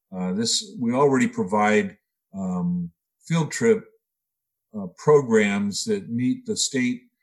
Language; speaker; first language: English; native; English